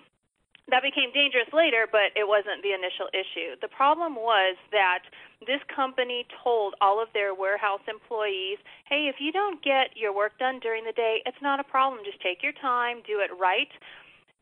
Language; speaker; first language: English; native; English